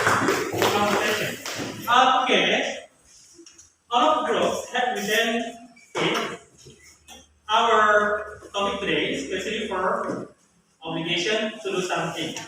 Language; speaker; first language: English; non-native, learner; Indonesian